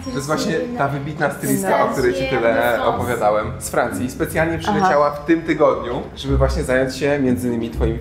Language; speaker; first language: Polish; native; Polish